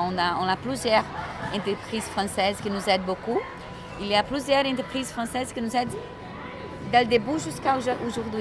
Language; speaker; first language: French; non-native, fluent; Portuguese